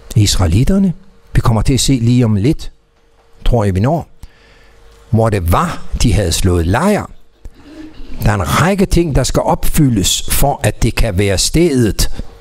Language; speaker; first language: Danish; native; Danish